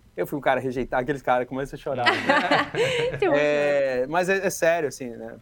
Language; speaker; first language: Portuguese; native; Portuguese